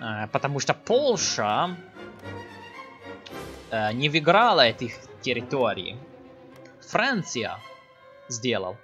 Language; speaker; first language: Russian; non-native, learner; English